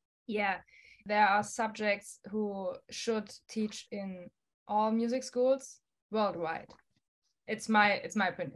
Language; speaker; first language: English; non-native, fluent; German